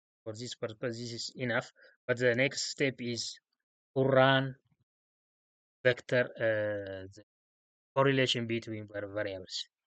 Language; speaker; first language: English; non-native, local second language; Oromo